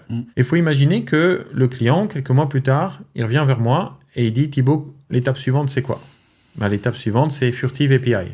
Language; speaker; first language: French; native; French